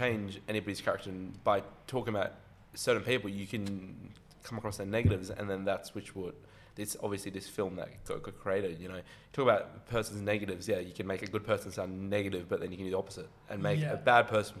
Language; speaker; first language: English; native; English